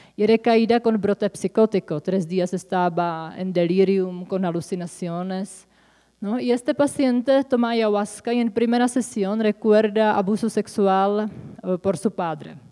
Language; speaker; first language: Spanish; non-native, fluent; Czech